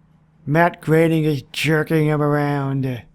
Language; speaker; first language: English; native; English